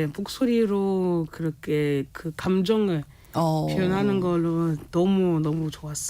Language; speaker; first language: Korean; non-native, fluent; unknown